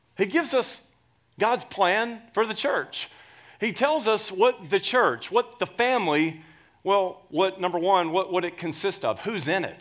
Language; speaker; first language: English; native; English